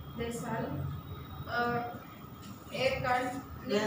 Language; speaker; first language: German; non-native, learner; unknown